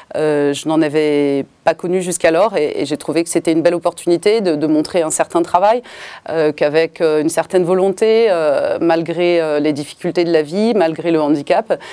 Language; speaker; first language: French; native; French